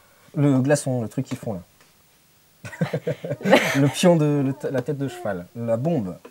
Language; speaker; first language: French; native; French